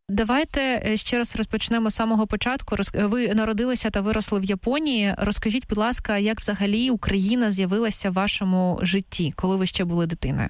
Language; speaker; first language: Ukrainian; native; Ukrainian